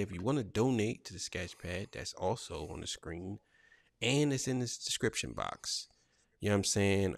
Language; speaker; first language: English; native; English